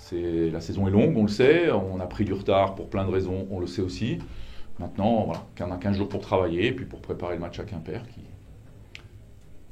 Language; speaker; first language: French; native; French